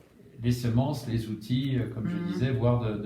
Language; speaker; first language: French; native; French